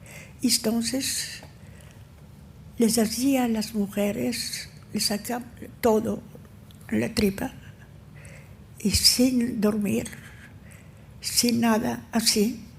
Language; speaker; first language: Spanish; early bilingual, heritage; Ladino